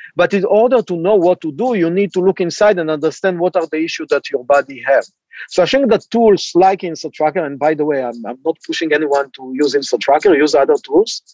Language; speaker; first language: English; non-native, fluent; Hebrew